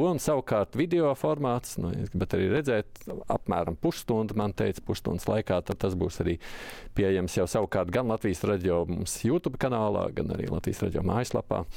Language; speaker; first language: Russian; non-native, local second language; Latvian